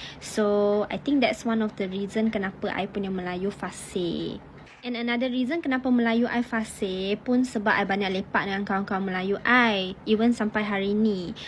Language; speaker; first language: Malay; non-native, local second language; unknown